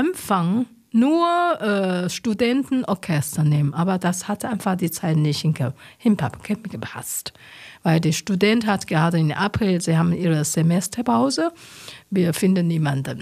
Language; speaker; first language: German; non-native, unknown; Chinese